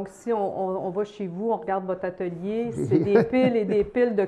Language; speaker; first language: French; native; French